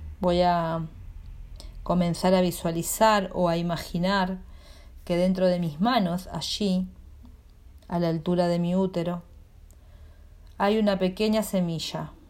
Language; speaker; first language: Spanish; native; Spanish